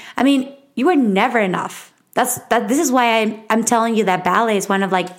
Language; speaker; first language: English; non-native, fluent; Spanish